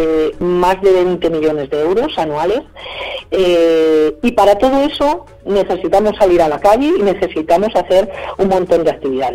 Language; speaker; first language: Spanish; native; Spanish